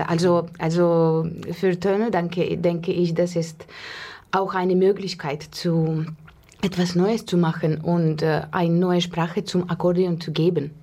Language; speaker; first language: German; non-native, learner; Russian